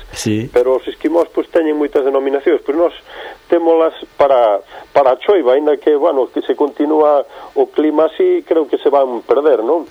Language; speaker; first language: Galician; native; Galician